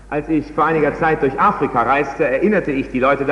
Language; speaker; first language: German; native; German